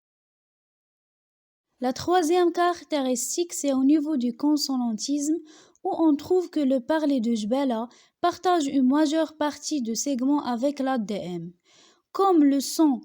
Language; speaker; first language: French; non-native, local second language; Arabic